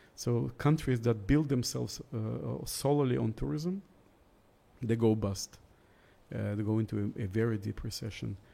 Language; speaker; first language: English; early bilingual, other home language; Russian